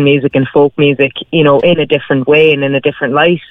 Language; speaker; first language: English; native; English